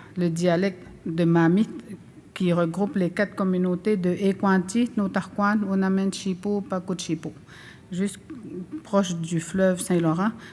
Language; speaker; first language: French; non-native, local second language; Innu-aimun